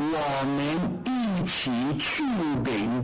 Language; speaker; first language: Chinese; non-native, learner; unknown